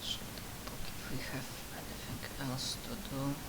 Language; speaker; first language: English; non-native, fluent; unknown